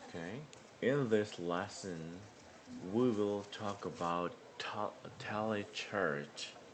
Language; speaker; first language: English; non-native, learner; Korean